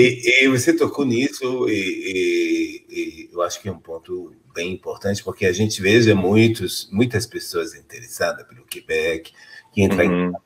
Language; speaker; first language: Portuguese; non-native, fluent; French